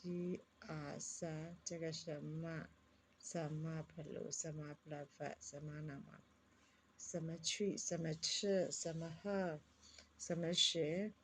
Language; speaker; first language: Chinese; non-native, learner; Burmese